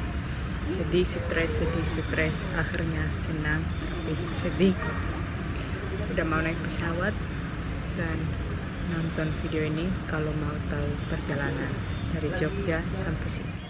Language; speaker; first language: Indonesian; non-native, fluent; Spanish